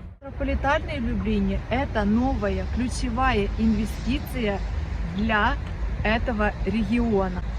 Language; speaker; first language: Polish; non-native, learner; Ukrainian